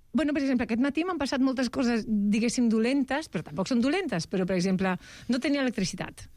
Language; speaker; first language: Catalan; non-native, local second language; Spanish